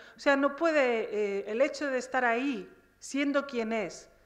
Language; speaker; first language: Spanish; early bilingual, other home language; Riffian